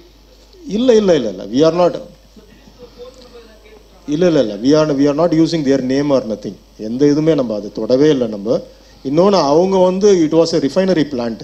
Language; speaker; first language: Tamil; native; Tamil